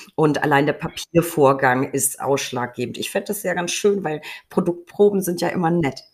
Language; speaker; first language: German; native; German